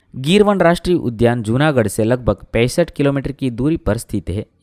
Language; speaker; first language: Hindi; non-native, local second language; Gujarati